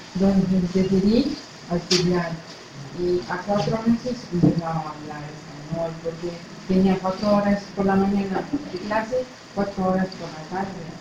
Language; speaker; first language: Spanish; non-native, fluent; Arabic